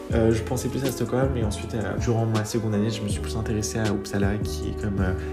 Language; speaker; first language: French; native; French